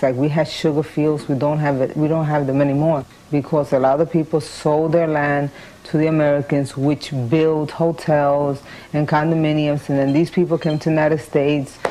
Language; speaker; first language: English; early bilingual, other home language; Spanish